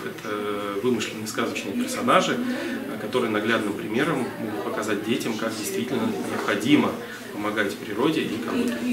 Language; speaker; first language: Russian; native; Russian